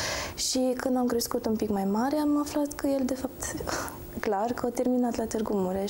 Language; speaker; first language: Romanian; early bilingual, heritage; Romanian